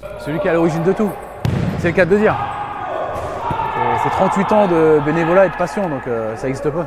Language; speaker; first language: French; native; French